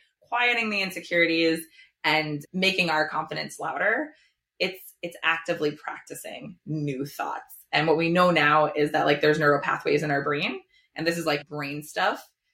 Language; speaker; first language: English; native; English